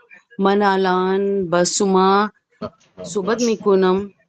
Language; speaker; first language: Persian; non-native, learner; Urdu